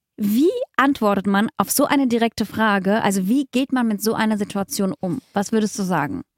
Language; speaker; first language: German; early bilingual, other home language; Russian